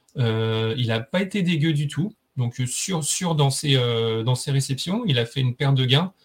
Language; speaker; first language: French; native; French